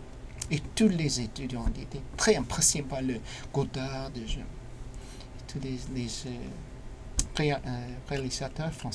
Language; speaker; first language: French; non-native, learner; English